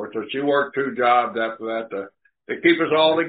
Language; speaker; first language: English; native; English